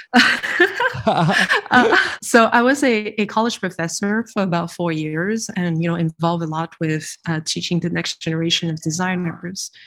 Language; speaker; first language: English; non-native, fluent; French